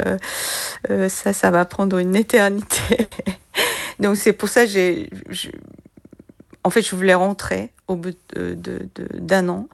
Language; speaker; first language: French; non-native, fluent; Korean